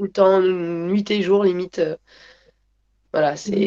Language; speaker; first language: French; native; French